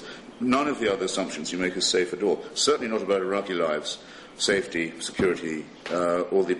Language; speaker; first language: English; native; English